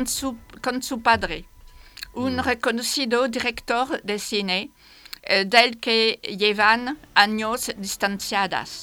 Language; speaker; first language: Spanish; non-native, fluent; French